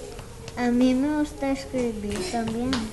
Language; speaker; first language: Spanish; early bilingual, other home language; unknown